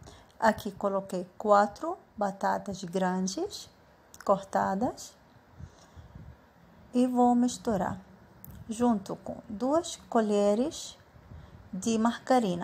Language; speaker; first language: Portuguese; non-native, fluent; Arabic